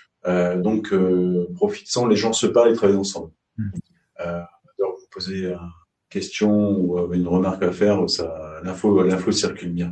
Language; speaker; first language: French; native; French